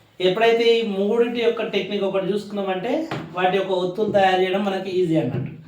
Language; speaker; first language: Telugu; non-native, local second language; Urdu